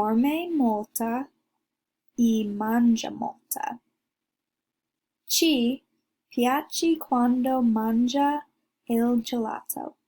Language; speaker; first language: Italian; non-native, learner; English